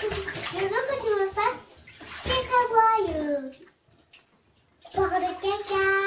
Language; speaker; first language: French; native; French